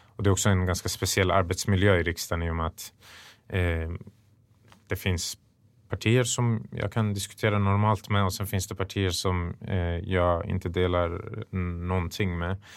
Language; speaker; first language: Swedish; early bilingual, other home language; Persian